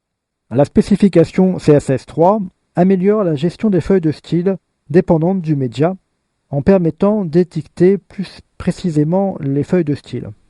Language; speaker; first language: French; native; French